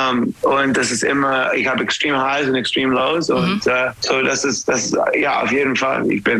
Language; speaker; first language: German; non-native, fluent; English